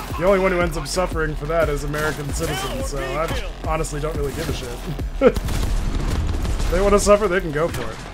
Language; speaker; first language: English; native; English